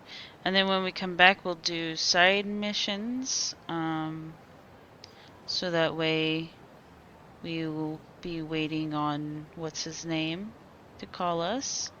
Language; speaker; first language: English; native; English